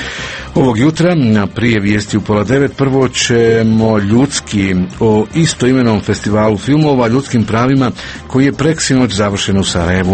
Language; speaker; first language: Croatian; native; Croatian